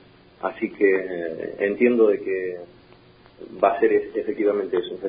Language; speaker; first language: Spanish; native; Spanish